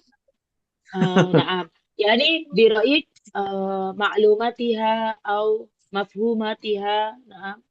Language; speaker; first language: Arabic; non-native, fluent; Indonesian